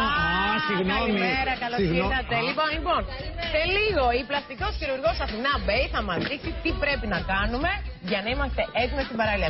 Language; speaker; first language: Greek; native; Greek